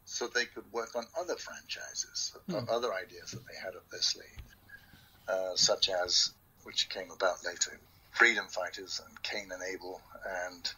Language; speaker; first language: English; native; English